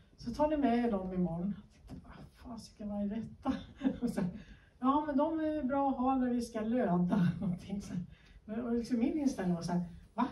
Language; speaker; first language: Swedish; native; Swedish